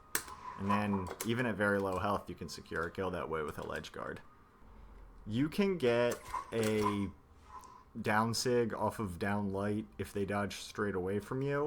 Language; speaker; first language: English; native; English